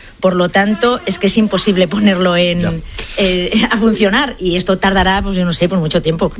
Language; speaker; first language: Spanish; native; Spanish